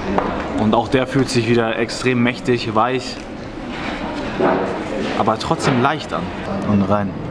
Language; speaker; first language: German; native; German